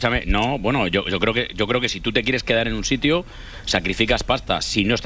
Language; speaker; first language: Spanish; native; Spanish